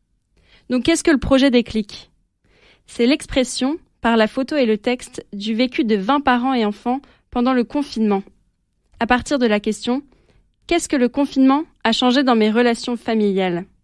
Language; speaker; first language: French; native; French